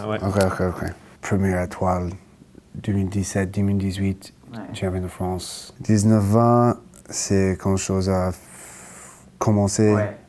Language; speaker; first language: French; non-native, fluent; English